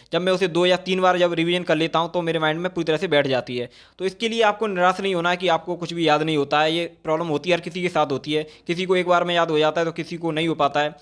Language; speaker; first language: Hindi; native; Hindi